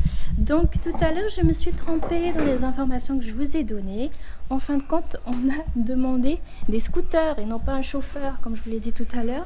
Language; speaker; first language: French; native; French